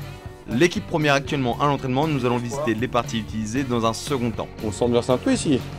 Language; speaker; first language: French; native; French